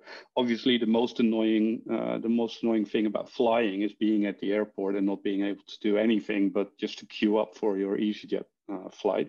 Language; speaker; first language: English; non-native, fluent; Dutch